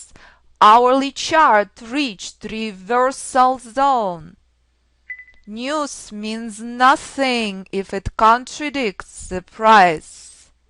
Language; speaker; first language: English; non-native, fluent; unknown